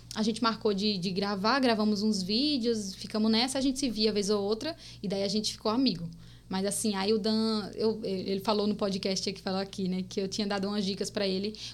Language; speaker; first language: Portuguese; native; Portuguese